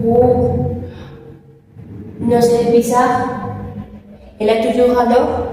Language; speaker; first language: French; non-native, learner; Spanish